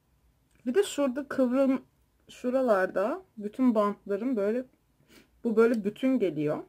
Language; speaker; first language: Turkish; native; Turkish